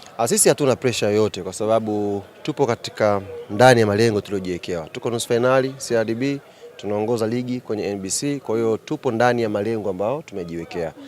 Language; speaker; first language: Swahili; native; Swahili